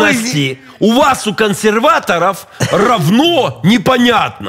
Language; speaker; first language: Russian; native; Russian